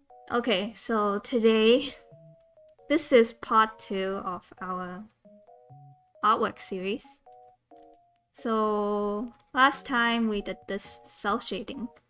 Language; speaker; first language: English; non-native, local second language; Cantonese